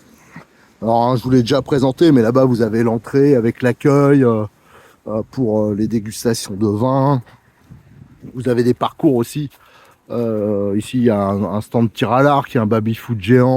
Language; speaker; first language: French; native; French